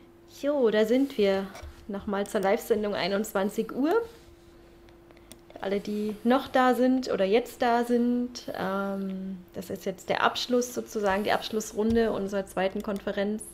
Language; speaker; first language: German; native; German